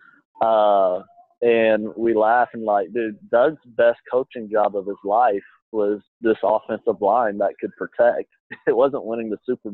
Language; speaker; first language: English; native; English